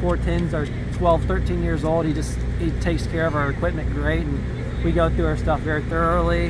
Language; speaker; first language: English; native; English